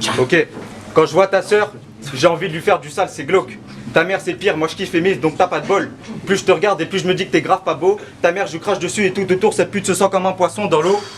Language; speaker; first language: French; early bilingual, other home language; Turkish